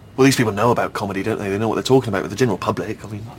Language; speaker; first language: English; native; English